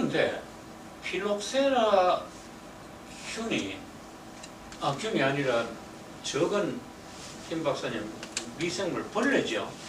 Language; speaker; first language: Korean; native; Korean